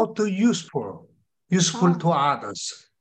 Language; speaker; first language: English; non-native, learner; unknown